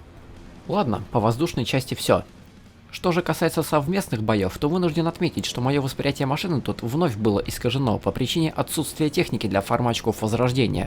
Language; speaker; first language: Russian; native; Russian